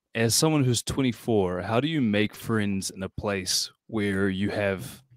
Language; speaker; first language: English; native; English